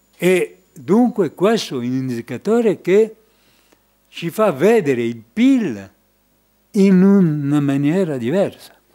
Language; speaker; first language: Italian; non-native, fluent; French